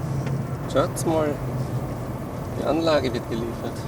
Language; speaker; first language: German; native; German